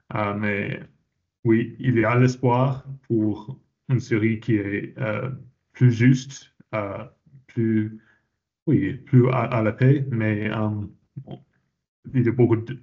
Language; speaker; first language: French; non-native, fluent; English